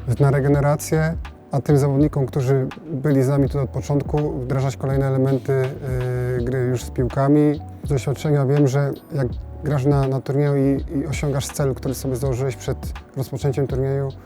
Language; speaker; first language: Polish; native; Polish